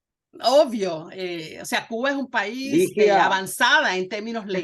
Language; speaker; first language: Spanish; native; Spanish